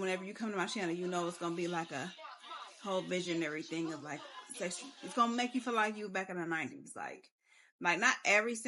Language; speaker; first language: English; native; English